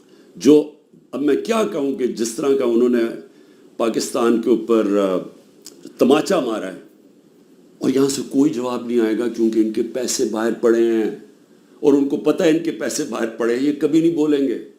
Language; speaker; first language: Urdu; native; Urdu